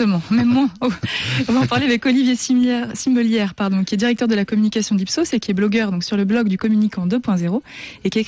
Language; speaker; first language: French; native; French